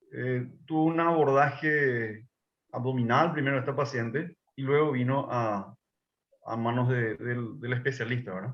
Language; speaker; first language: Spanish; native; Spanish